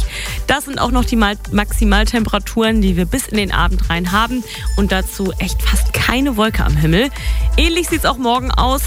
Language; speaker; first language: German; native; German